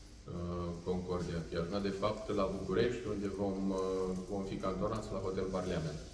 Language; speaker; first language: Romanian; native; Romanian